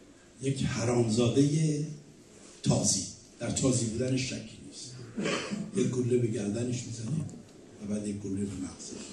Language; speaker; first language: Persian; native; Persian